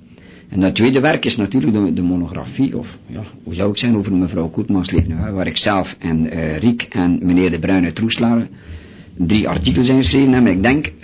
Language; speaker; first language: Dutch; native; Dutch